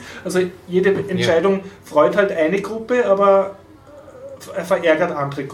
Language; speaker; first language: German; native; German